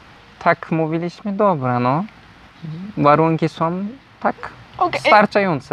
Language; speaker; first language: Polish; non-native, learner; Turkish